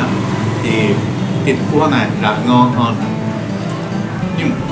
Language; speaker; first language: Vietnamese; non-native, learner; Japanese